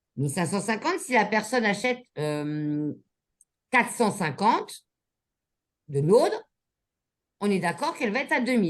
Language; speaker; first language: French; native; French